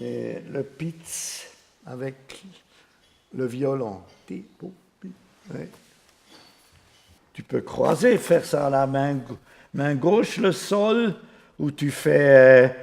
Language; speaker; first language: French; non-native, fluent; Swiss German